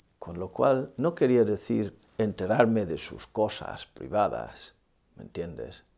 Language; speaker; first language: Spanish; non-native, fluent; English